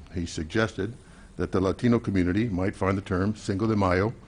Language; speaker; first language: English; native; English